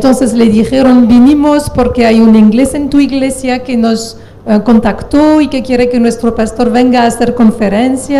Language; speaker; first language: Spanish; non-native, fluent; French